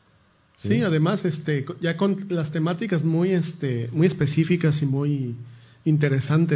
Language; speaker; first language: Spanish; native; Spanish